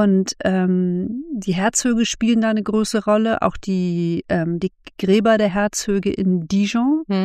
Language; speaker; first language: German; native; German